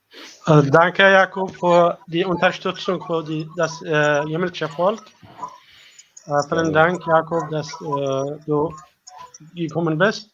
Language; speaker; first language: German; non-native, learner; Arabic